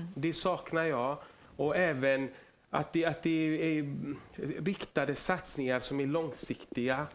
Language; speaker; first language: Swedish; early bilingual, other home language; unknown